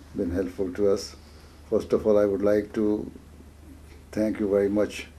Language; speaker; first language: English; non-native, local second language; Urdu